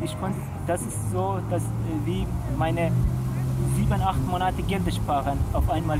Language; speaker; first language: German; non-native, learner; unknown